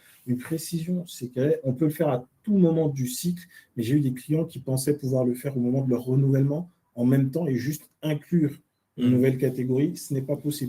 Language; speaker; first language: French; native; French